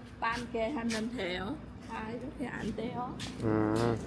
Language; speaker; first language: Korean; non-native, learner; Vietnamese